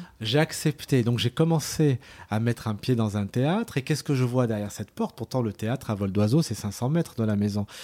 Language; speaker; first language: French; early bilingual, other home language; Arabic